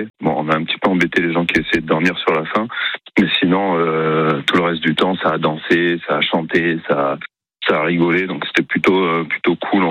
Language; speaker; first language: French; native; French